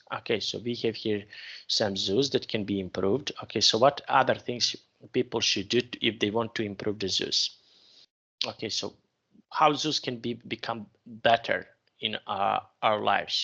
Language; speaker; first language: English; non-native, fluent; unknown